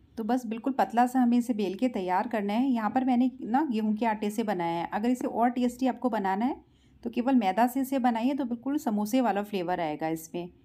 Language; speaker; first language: Hindi; native; Hindi